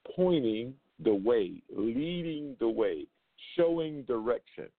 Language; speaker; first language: English; native; English